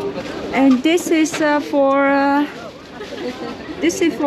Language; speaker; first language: English; non-native, learner; Vietnamese